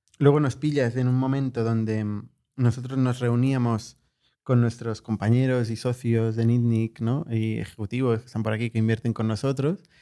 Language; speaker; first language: Spanish; native; Spanish